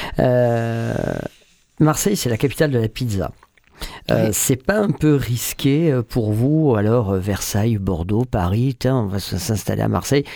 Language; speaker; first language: French; native; French